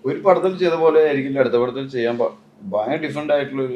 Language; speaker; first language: Malayalam; native; Malayalam